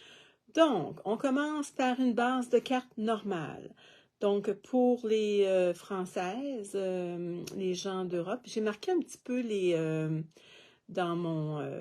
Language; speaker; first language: French; native; French